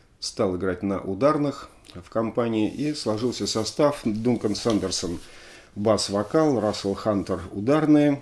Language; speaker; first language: Russian; native; Russian